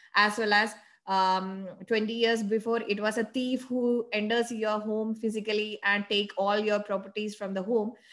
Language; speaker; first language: English; non-native, local second language; Malayalam